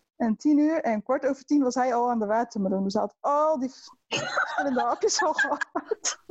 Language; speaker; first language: Dutch; native; Dutch